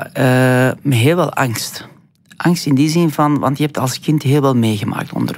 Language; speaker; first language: Dutch; non-native, fluent; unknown